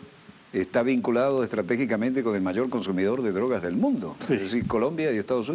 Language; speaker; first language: Spanish; native; Spanish